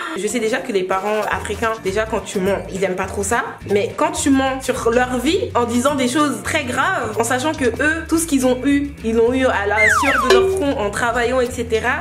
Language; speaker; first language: French; early bilingual, other home language; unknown